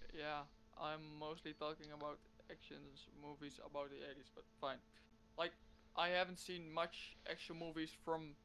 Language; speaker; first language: English; non-native, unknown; Dutch